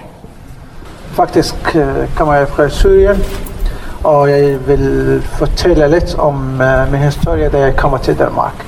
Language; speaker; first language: Danish; non-native, learner; Arabic